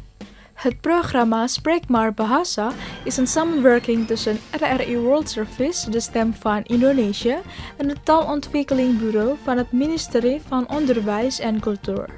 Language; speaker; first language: Dutch; non-native, learner; Indonesian